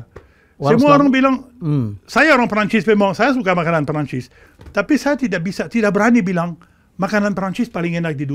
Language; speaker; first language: Indonesian; non-native, fluent; French